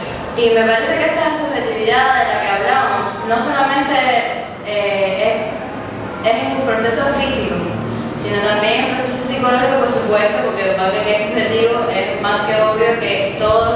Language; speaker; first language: Spanish; native; Spanish